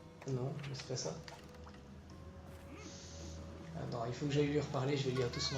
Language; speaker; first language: French; native; French